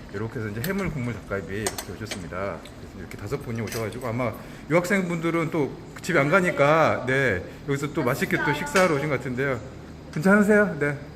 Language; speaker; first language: Korean; native; Korean